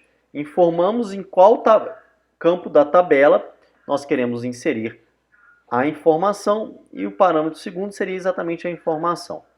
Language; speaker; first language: Portuguese; native; Portuguese